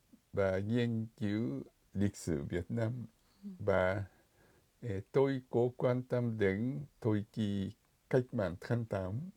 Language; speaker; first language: Vietnamese; non-native, fluent; Japanese